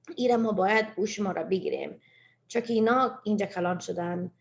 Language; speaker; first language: Persian; early bilingual, heritage; Persian